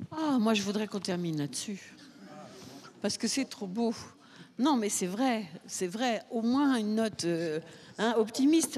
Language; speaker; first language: French; native; French